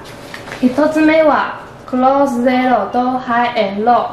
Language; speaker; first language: Japanese; non-native, learner; Chinese